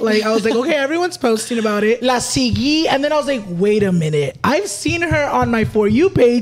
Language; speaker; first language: English; early bilingual, other home language; Spanish